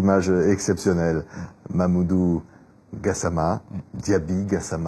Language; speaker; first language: French; native; French